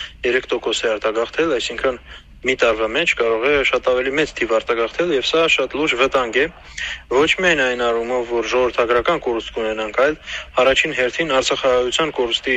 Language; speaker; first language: Armenian; native; Armenian